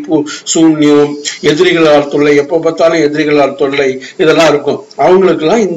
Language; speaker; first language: Tamil; native; Tamil